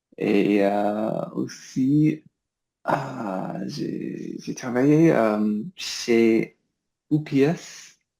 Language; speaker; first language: French; non-native, learner; English